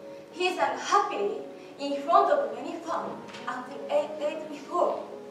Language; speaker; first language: English; non-native, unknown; Japanese